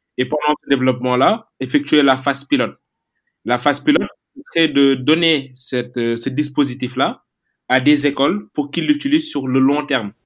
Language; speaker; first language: French; non-native, local second language; Wolof